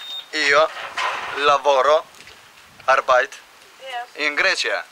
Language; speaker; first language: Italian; non-native, learner; Albanian